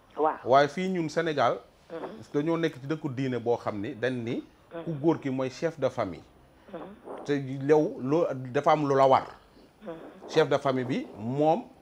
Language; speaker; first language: Wolof; native; Wolof